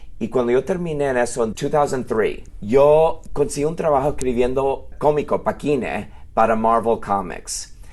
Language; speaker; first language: Spanish; early bilingual, heritage; Spanish